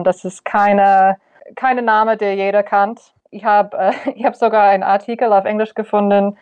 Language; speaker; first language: German; non-native, fluent; English